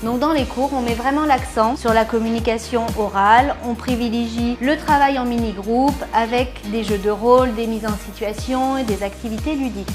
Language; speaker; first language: French; native; French